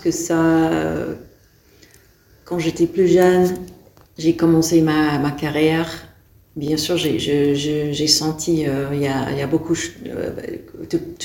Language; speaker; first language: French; non-native, fluent; English